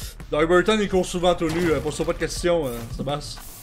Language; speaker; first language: French; native; French